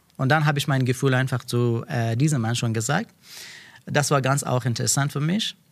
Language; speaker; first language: German; non-native, learner; Persian